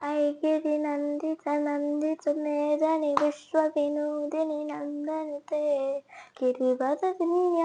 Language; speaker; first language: Telugu; early bilingual, heritage; Telugu